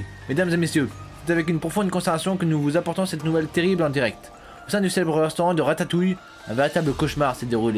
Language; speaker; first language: French; native; French